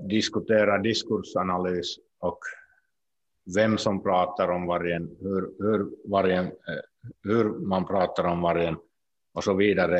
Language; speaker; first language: Swedish; non-native, local second language; Finnish